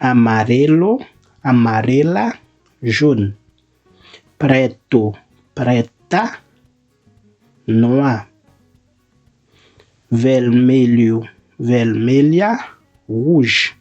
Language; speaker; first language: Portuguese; non-native, fluent; Haitian Creole